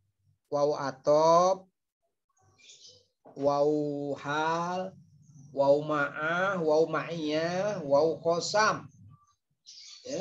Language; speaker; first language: Arabic; non-native, fluent; Indonesian